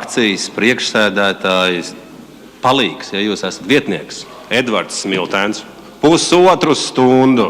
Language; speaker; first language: Latvian; native; Latvian